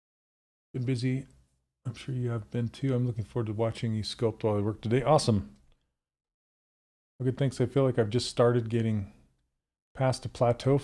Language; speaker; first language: English; native; English